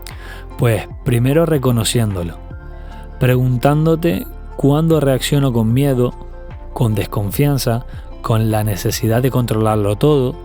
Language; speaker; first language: Spanish; native; Spanish